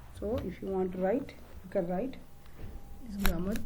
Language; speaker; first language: English; non-native, local second language; Hindi